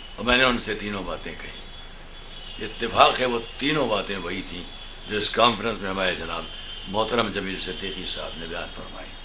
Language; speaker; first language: Urdu; native; Urdu